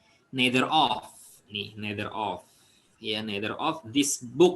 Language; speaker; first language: English; non-native, fluent; Indonesian